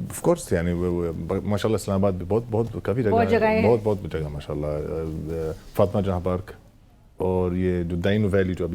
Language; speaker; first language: Hindi; non-native, fluent; Arabic